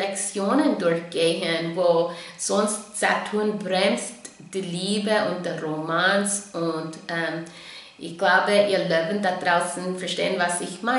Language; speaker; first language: German; non-native, fluent; English